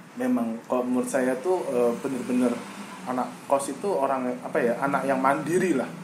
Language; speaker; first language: Indonesian; native; Indonesian